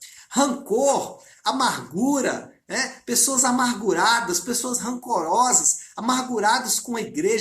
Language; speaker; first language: Portuguese; native; Portuguese